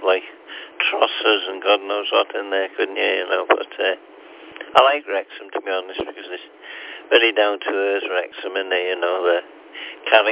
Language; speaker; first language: English; native; English